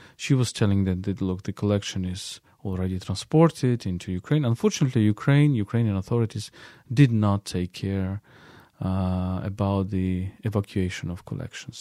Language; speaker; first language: English; non-native, fluent; Ukrainian